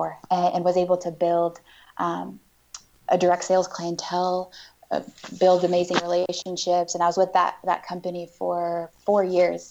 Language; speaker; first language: English; native; English